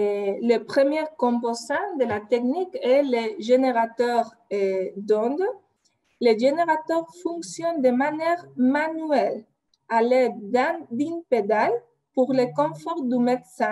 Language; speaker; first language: French; non-native, fluent; Spanish